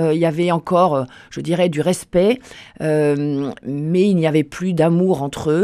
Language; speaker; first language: French; native; French